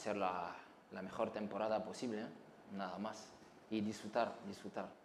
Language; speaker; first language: Spanish; non-native, learner; French